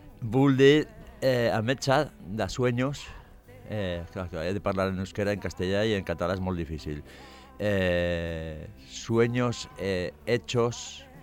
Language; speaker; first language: Catalan; non-native, fluent; Basque